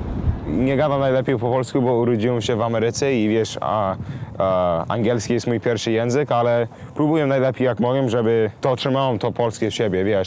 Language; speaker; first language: Polish; early bilingual, heritage; English